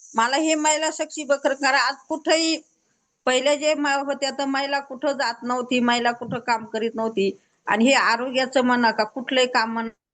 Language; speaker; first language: Marathi; native; Marathi